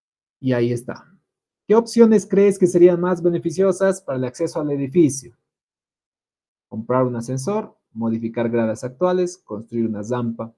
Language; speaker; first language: Spanish; native; Spanish